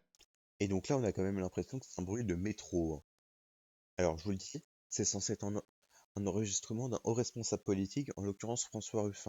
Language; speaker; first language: French; native; French